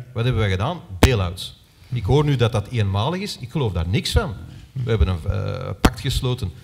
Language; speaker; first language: Dutch; native; Dutch